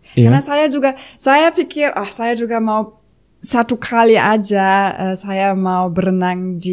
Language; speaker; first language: Indonesian; non-native, fluent; German